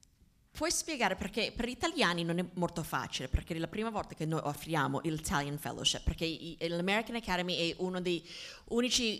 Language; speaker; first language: Italian; non-native, fluent; English